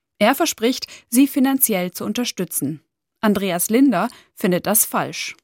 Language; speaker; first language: German; native; German